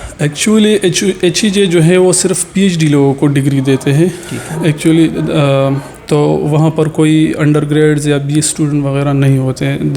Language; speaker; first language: Urdu; non-native, local second language; Pashto